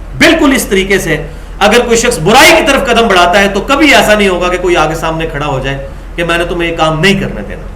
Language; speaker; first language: Urdu; non-native, local second language; Punjabi